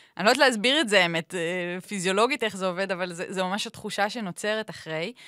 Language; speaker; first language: Hebrew; native; Hebrew